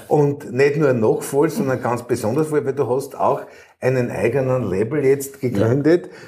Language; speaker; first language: German; native; German